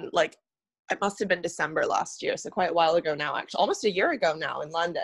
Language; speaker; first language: English; native; English